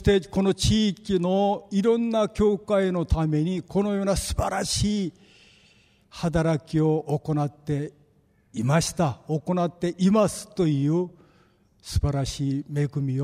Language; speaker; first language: Japanese; non-native, fluent; Korean